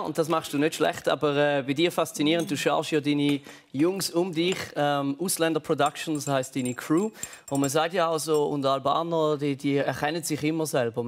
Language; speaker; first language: German; native; German